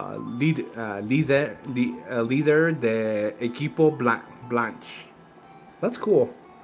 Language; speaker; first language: Spanish; non-native, learner; English